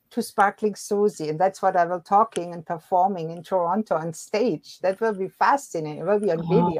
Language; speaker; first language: English; non-native, fluent; German